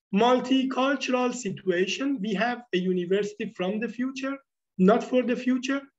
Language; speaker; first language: English; non-native, fluent; Persian